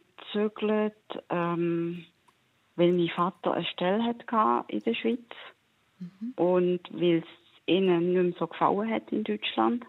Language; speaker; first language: German; native; German